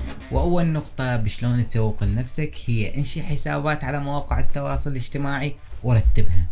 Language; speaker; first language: Arabic; native; Arabic